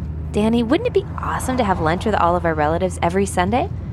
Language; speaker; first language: English; native; English